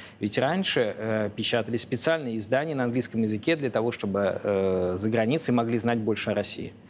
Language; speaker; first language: Russian; native; Russian